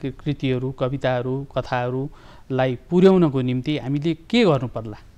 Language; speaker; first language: Nepali; native; Nepali